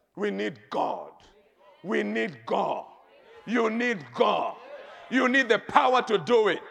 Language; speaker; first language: English; non-native, local second language; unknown